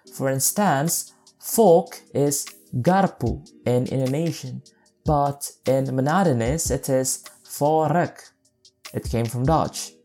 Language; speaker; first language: English; non-native, fluent; Indonesian